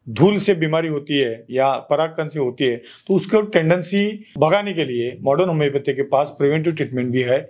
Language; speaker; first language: Hindi; non-native, local second language; Marathi